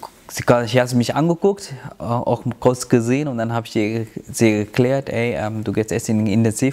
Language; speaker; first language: German; non-native, fluent; Tamil